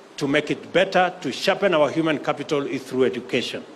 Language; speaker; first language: English; non-native, local second language; Kalenjin